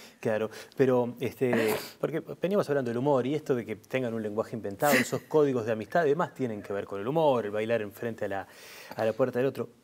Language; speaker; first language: Spanish; native; Spanish